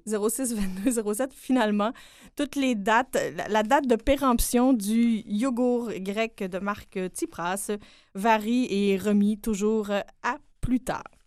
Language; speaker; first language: French; native; French